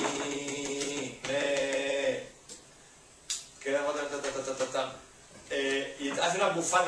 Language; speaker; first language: Spanish; non-native, learner; English